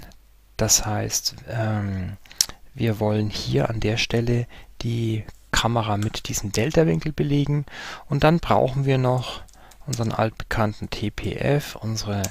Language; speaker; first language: German; native; German